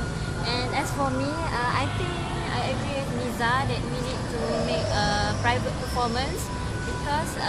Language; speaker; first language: English; non-native, learner; Malay